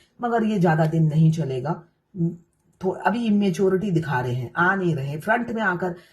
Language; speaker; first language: Hindi; non-native, local second language; Bangla